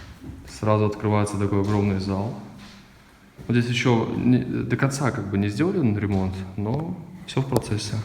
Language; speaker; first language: Russian; native; Russian